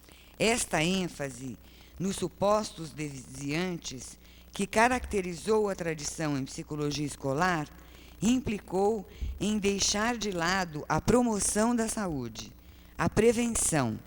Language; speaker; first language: Portuguese; native; Portuguese